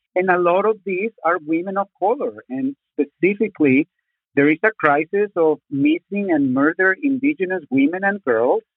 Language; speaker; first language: English; non-native, fluent; Spanish